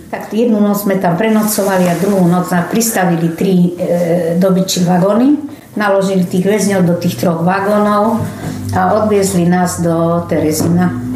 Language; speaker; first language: Slovak; native; Slovak